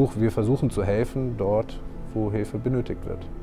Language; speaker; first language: German; native; German